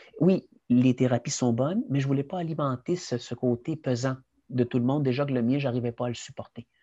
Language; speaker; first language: French; early bilingual, other home language; Spanish